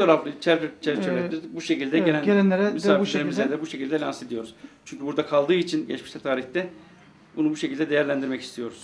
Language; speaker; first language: Turkish; native; Turkish